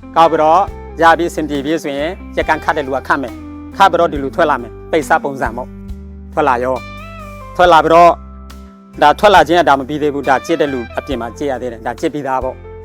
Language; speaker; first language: Burmese; non-native, local second language; S'gaw Karen